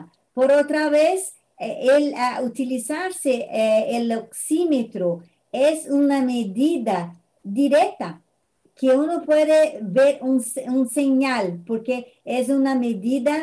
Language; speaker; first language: Spanish; non-native, fluent; Portuguese